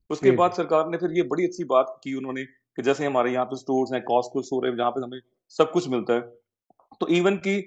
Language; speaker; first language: Hindi; native; Hindi